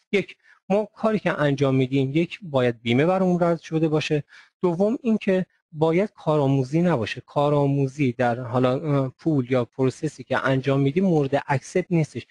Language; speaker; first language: Persian; native; Persian